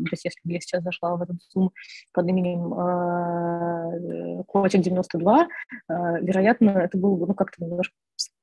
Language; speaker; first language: Russian; native; Russian